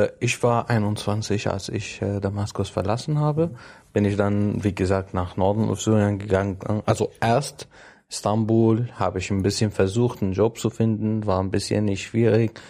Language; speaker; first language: German; non-native, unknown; Arabic